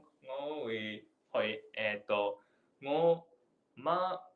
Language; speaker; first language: Chinese; non-native, learner; Japanese